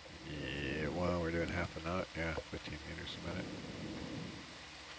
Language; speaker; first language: English; native; English